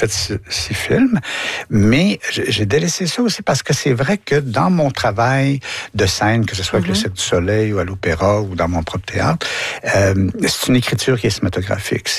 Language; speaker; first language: French; native; French